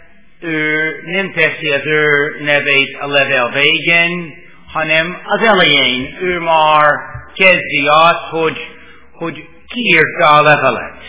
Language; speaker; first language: Hungarian; non-native, fluent; English